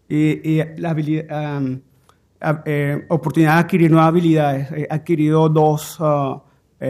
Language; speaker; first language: Spanish; native; Spanish